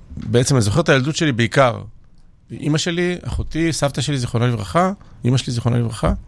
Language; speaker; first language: Hebrew; early bilingual, other home language; Georgian